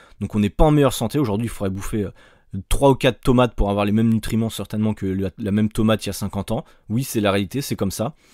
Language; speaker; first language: French; native; French